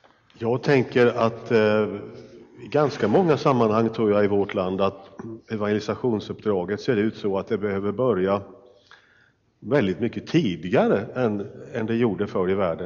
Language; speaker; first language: Swedish; native; Swedish